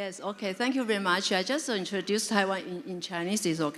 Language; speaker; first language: English; non-native, learner; Chinese